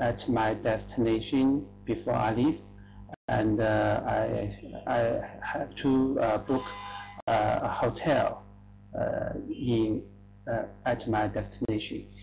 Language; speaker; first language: English; non-native, learner; Chinese